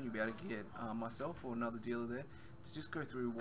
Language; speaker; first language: English; native; English